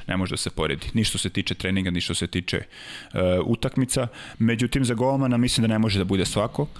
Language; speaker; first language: Serbian; native; Serbian